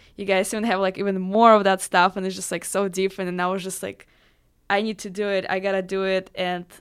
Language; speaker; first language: English; non-native, fluent; Russian